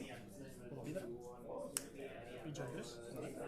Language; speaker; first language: Spanish; native; Spanish